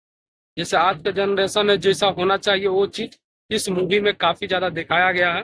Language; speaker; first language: Hindi; non-native, local second language; Bhojpuri